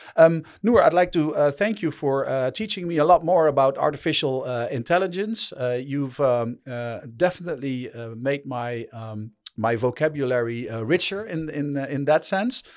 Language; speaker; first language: English; non-native, fluent; Dutch